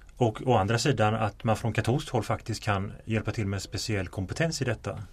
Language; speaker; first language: Swedish; native; Swedish